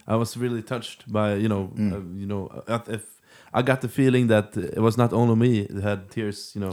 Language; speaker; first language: English; non-native, fluent; Swedish